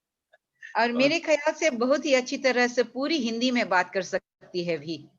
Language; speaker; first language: Hindi; early bilingual, heritage; Hindi